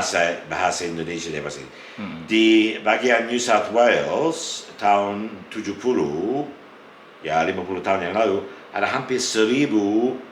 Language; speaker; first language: Indonesian; non-native, fluent; English